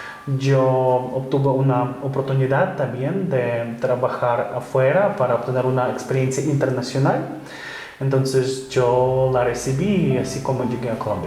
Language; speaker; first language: Spanish; non-native, fluent; Ukrainian